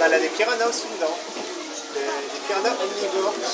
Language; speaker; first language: French; native; French